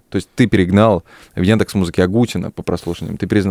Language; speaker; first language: Russian; native; Russian